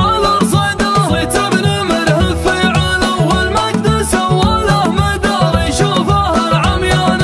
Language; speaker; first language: Arabic; native; Arabic